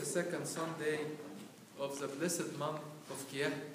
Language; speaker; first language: English; non-native, fluent; Arabic